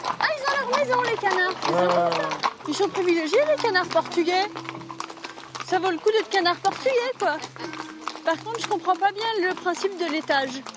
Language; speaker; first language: French; native; French